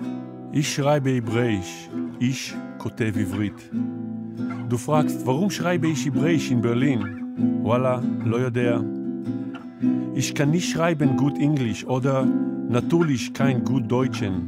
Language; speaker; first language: German; non-native, learner; Hebrew